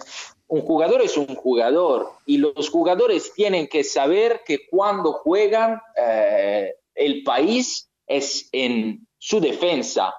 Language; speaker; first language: Spanish; non-native, learner; Italian